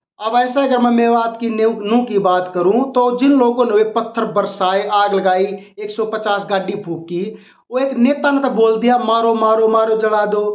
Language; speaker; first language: Hindi; native; Hindi